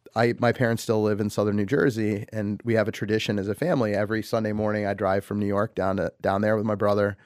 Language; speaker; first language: English; native; English